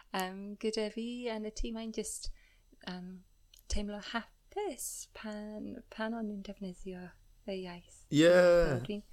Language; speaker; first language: Welsh; non-native, fluent; English